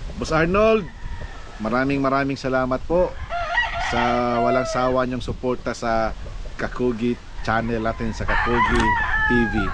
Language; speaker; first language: Filipino; non-native, local second language; Cebuano